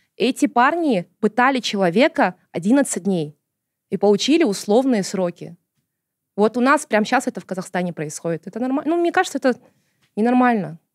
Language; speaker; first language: Russian; non-native, local second language; Kazakh